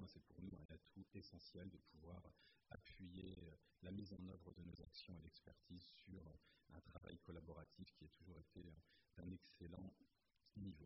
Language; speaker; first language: French; native; French